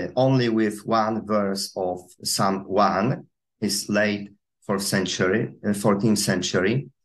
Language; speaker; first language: English; non-native, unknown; Polish